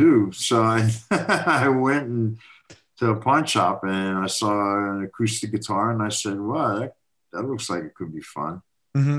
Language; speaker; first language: English; native; English